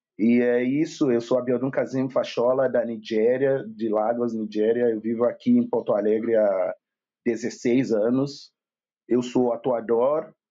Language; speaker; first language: Portuguese; non-native, fluent; Yoruba